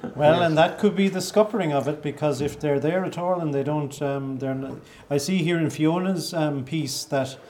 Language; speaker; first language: English; native; English